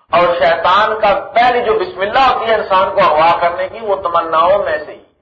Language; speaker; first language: Urdu; non-native, local second language; Punjabi